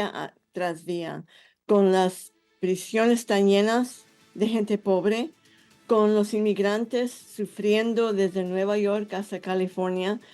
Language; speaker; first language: Spanish; non-native, fluent; English